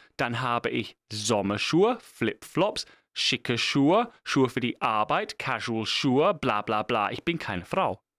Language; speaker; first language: German; non-native, fluent; English